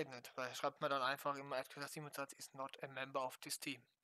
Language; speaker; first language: German; native; German